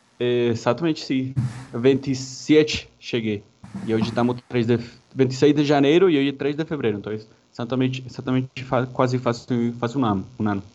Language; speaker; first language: Portuguese; non-native, fluent; Spanish